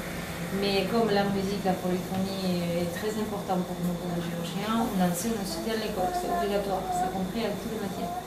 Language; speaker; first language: French; non-native, fluent; Georgian